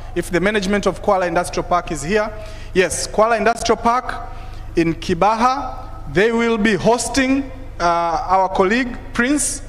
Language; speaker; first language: English; non-native, local second language; Swahili